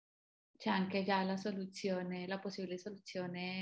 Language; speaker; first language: Italian; non-native, fluent; Spanish